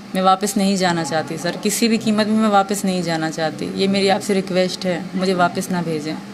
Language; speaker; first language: Urdu; non-native, local second language; Sindhi